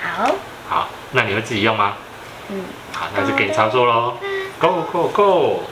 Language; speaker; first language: Chinese; native; Chinese